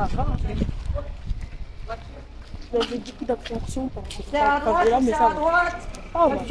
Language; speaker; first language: French; native; French